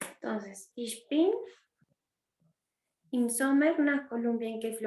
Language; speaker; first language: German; non-native, fluent; Spanish